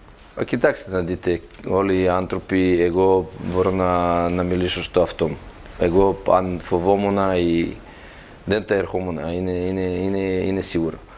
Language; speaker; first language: Greek; non-native, fluent; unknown